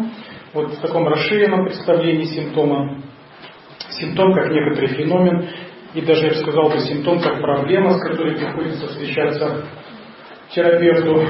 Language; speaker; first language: Russian; native; Russian